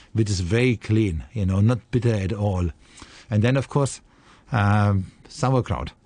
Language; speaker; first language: English; non-native, fluent; German